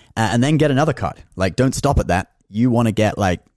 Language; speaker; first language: English; native; English